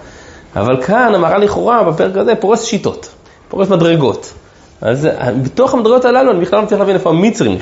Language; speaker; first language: Hebrew; native; Hebrew